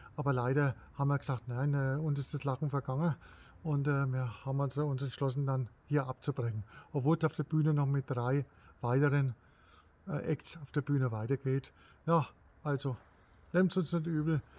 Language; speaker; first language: German; native; German